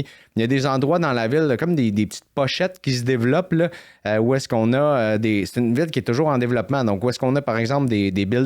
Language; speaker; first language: French; native; French